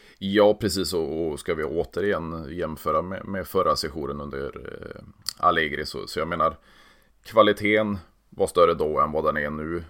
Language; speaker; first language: Swedish; native; Swedish